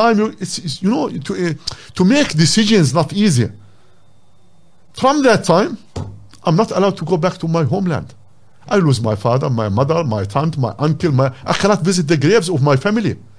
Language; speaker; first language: English; non-native, learner; Arabic